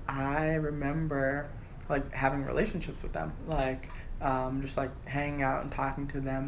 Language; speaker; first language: English; native; English